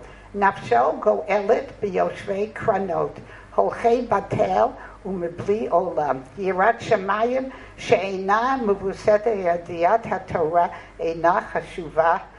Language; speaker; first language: Hebrew; non-native, fluent; English